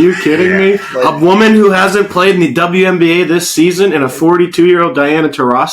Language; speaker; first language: English; native; English